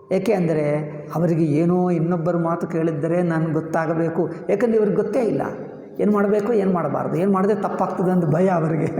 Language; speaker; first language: Kannada; native; Kannada